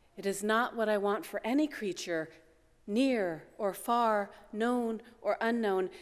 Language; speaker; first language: English; native; English